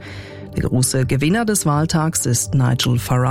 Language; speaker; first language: German; native; German